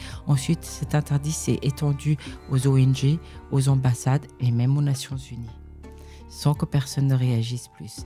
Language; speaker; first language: French; early bilingual, other home language; Persian